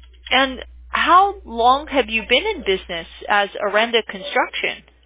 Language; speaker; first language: English; native; English